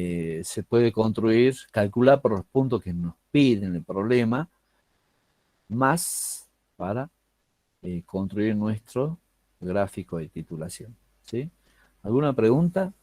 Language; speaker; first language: Spanish; native; Spanish